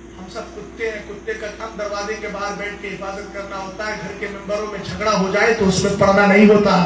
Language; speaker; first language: Urdu; native; Urdu